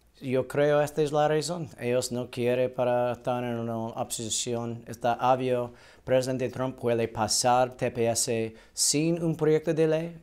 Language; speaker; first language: Spanish; non-native, learner; English